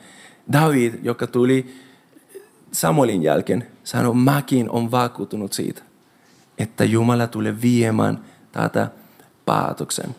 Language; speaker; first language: Finnish; non-native, fluent; Spanish